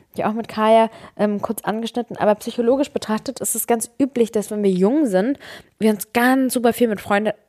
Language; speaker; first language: German; early bilingual, other home language; Serbian